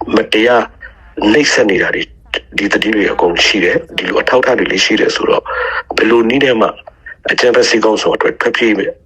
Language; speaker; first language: Burmese; non-native, local second language; Rohingya